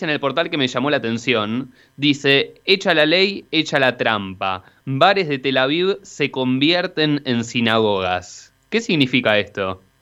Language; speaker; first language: Spanish; native; Spanish